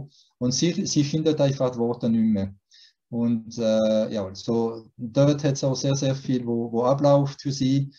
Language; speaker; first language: German; early bilingual, heritage; German